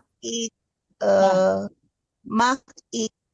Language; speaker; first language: Dutch; non-native, learner; Indonesian